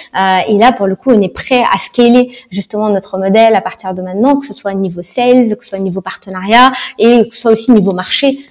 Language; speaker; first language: French; non-native, local second language; Arabic